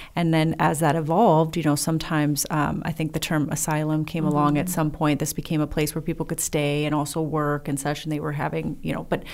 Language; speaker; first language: English; native; English